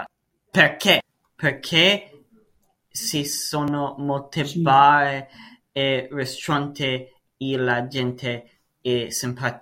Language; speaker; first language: Italian; non-native, learner; English